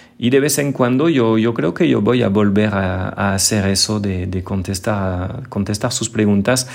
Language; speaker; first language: Spanish; non-native, fluent; French